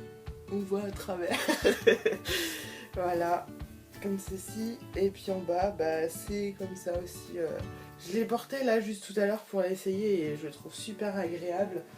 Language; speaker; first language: French; native; French